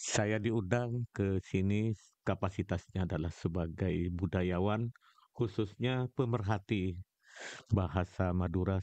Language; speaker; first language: Indonesian; non-native, local second language; Madurese